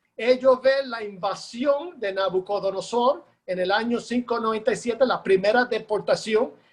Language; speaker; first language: Spanish; early bilingual, heritage; Spanish